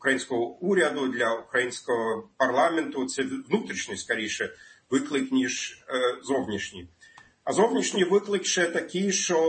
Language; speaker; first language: Ukrainian; non-native, fluent; German